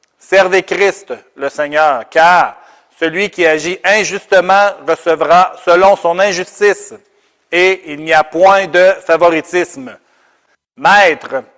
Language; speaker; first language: French; native; French